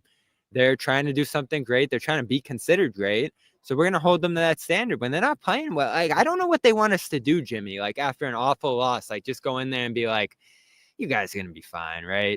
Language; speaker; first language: English; native; English